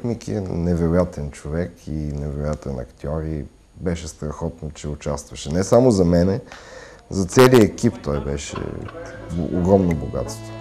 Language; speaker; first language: Bulgarian; native; Bulgarian